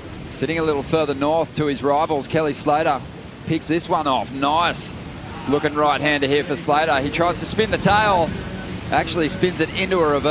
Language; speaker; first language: English; native; English